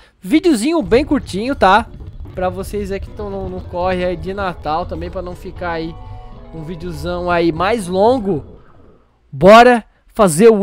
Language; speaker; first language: Portuguese; native; Portuguese